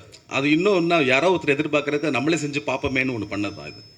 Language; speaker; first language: Tamil; native; Tamil